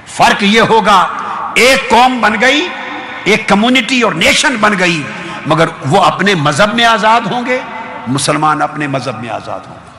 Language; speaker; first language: Urdu; non-native, local second language; Punjabi